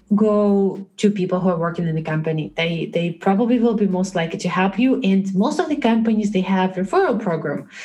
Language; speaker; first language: English; non-native, fluent; Russian